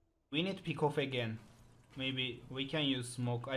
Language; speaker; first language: English; non-native, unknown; Turkish